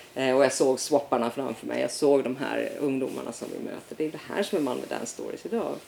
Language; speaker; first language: Swedish; native; Swedish